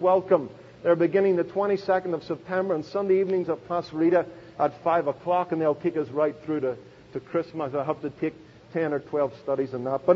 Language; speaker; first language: English; native; English